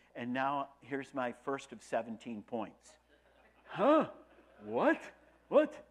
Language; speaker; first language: English; native; English